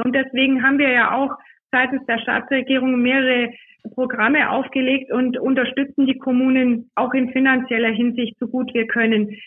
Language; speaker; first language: German; native; German